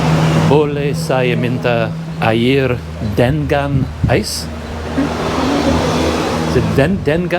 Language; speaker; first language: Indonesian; non-native, learner; English